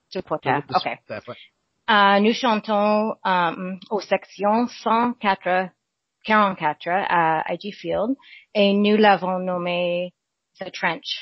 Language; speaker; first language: French; non-native, learner; English